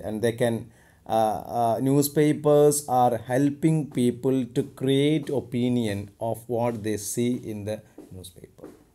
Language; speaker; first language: English; non-native, local second language; Malayalam